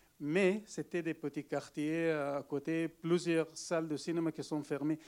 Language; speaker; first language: French; non-native, learner; Arabic